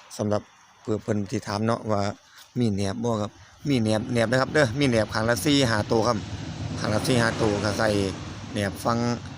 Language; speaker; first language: Thai; native; Thai